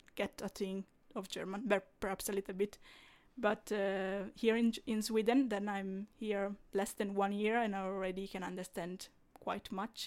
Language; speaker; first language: English; non-native, fluent; Italian